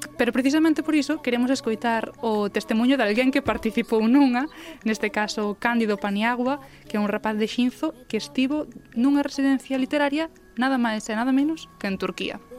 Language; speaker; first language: Galician; native; Galician